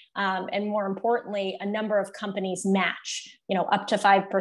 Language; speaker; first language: English; native; English